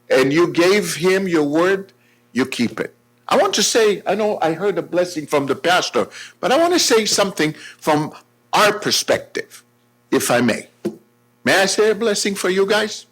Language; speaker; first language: English; non-native, fluent; Hebrew